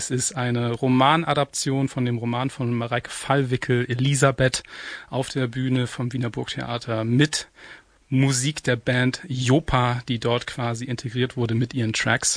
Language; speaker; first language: German; native; German